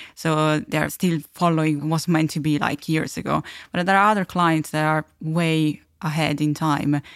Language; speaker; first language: English; non-native, fluent; Italian